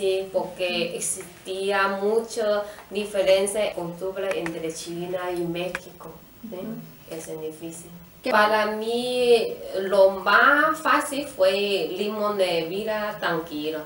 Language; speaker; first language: Spanish; non-native, learner; Chinese